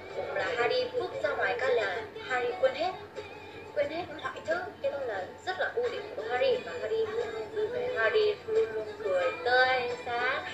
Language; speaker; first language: Vietnamese; non-native, fluent; Korean